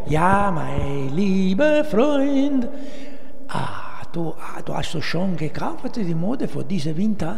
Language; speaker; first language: German; non-native, fluent; Italian